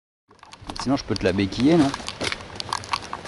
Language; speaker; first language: French; native; French